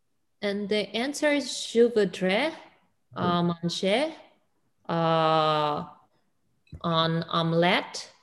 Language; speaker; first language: French; non-native, learner; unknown